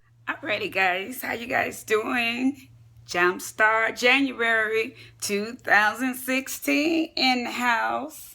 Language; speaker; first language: English; native; English